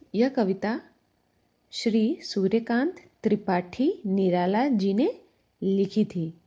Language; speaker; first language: Hindi; non-native, local second language; Assamese